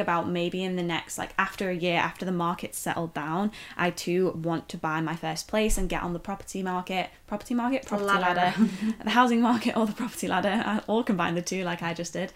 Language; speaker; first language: English; native; English